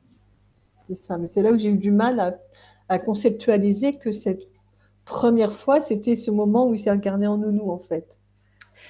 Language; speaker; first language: French; native; French